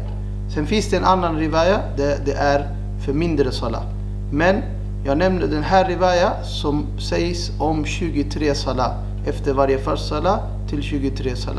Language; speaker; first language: Swedish; non-native, fluent; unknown